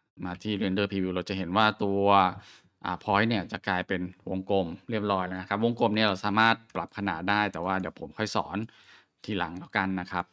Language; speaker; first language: Thai; native; Thai